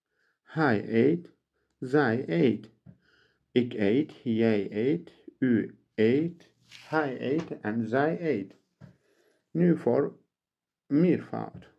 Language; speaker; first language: Dutch; non-native, learner; Turkish